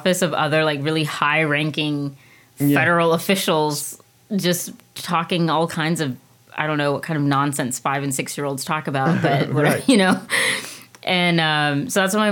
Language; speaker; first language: English; native; English